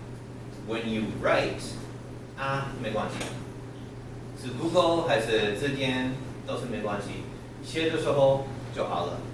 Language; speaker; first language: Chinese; non-native, learner; English